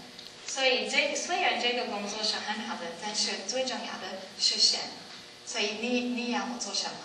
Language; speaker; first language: Chinese; non-native, learner; English